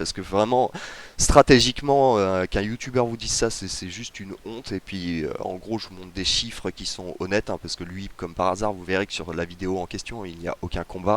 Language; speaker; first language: French; native; French